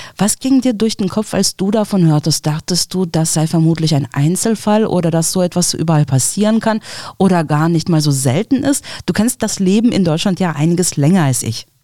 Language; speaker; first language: German; early bilingual, other home language; Russian